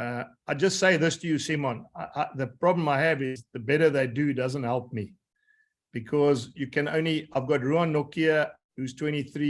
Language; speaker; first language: English; native; English